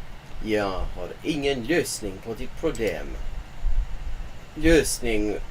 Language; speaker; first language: Swedish; non-native, learner; English